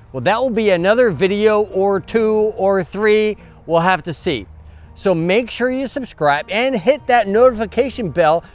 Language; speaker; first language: English; native; English